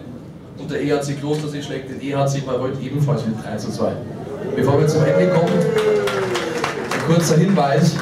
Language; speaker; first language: German; native; German